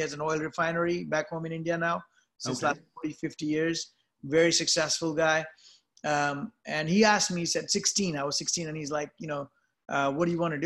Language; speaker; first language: English; non-native, local second language; Gujarati